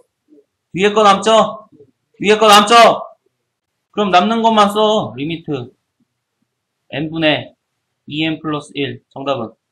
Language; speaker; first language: Korean; native; Korean